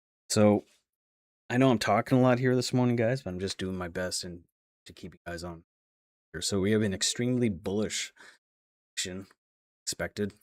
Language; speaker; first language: English; native; English